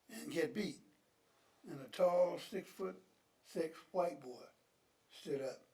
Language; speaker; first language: English; native; English